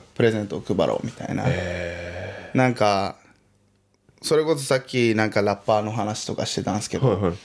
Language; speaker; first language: Japanese; early bilingual, other home language; Portuguese